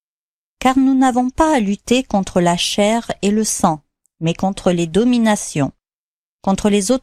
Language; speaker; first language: French; native; French